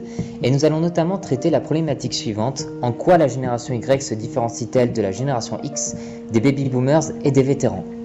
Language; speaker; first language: French; native; French